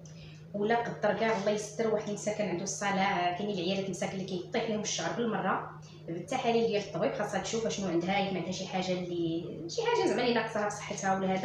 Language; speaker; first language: Arabic; native; Arabic